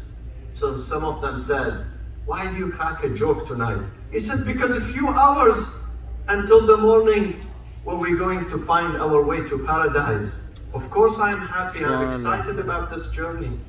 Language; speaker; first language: English; non-native, fluent; Arabic